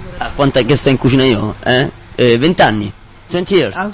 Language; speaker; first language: Italian; native; Italian